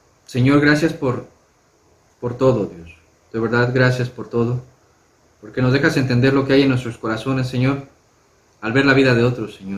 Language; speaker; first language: Spanish; native; Spanish